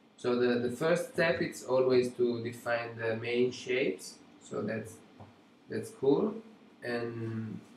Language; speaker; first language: English; non-native, fluent; Italian